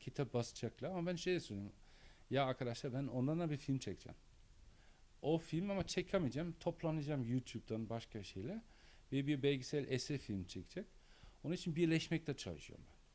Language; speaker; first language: Turkish; non-native, learner; German